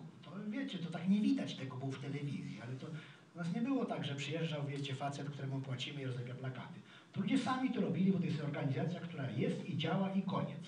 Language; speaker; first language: Polish; native; Polish